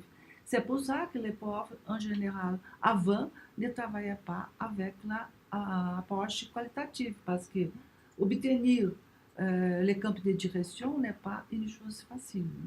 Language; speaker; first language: French; non-native, learner; Portuguese